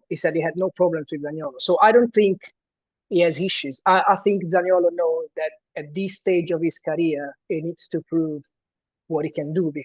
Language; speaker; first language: English; non-native, fluent; Italian